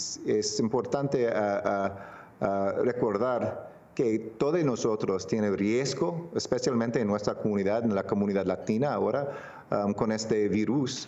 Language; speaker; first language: Spanish; non-native, local second language; English